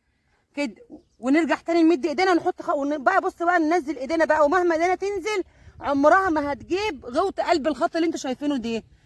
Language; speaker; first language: Arabic; native; Arabic